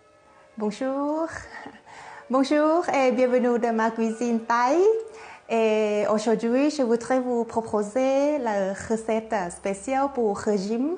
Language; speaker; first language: French; non-native, fluent; Thai